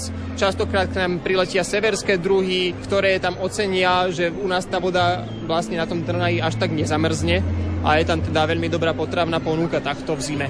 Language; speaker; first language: Slovak; native; Slovak